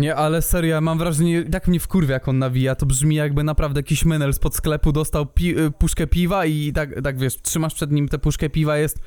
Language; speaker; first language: Polish; native; Polish